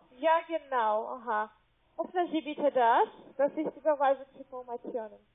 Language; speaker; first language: German; non-native, learner; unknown